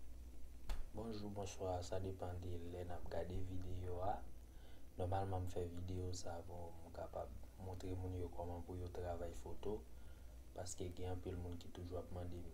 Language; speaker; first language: French; non-native, learner; Haitian Creole